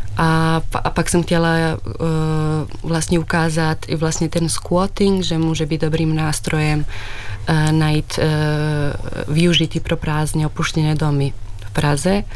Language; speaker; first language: Czech; non-native, fluent; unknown